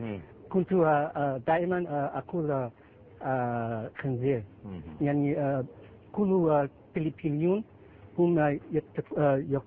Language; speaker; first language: Arabic; non-native, learner; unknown